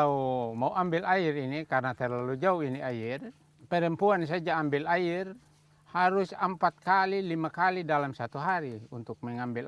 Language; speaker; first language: Indonesian; non-native, local second language; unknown